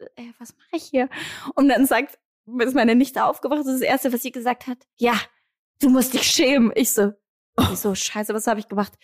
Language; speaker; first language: German; early bilingual, other home language; Greek